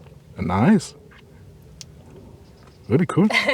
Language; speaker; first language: English; non-native, fluent; German